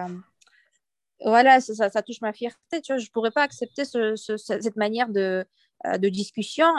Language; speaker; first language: French; non-native, fluent; Uyghur